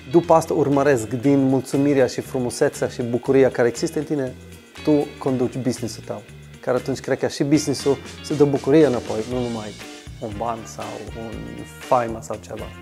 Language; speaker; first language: Romanian; non-native, fluent; Swedish